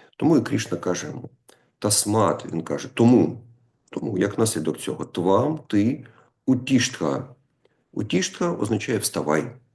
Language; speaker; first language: Ukrainian; non-native, local second language; Russian